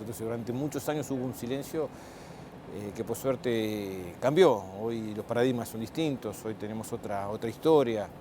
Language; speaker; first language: Spanish; native; Spanish